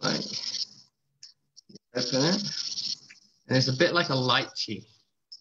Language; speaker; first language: English; non-native, fluent; Portuguese